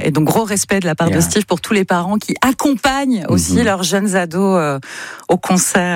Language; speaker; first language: French; native; French